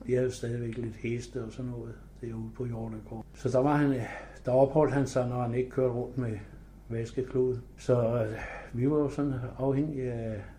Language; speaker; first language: Danish; native; Danish